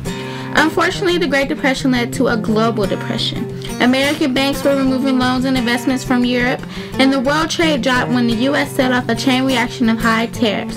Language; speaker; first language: English; native; English